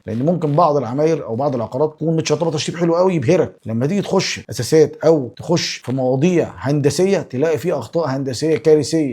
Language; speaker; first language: Arabic; native; Arabic